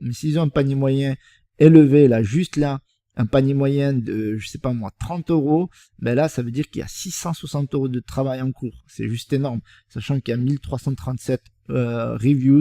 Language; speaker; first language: French; native; French